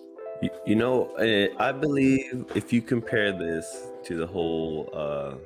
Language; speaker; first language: English; native; English